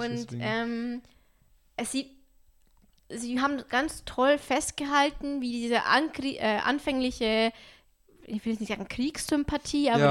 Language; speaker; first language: German; native; German